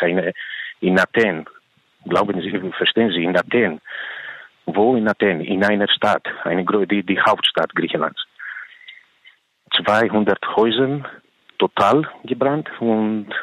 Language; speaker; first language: German; non-native, learner; Greek